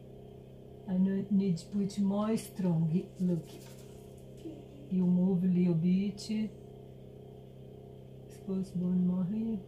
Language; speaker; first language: English; non-native, learner; Portuguese